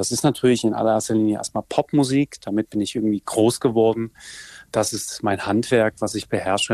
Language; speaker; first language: German; native; German